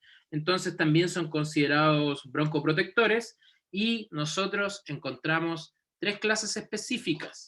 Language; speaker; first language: Spanish; native; Spanish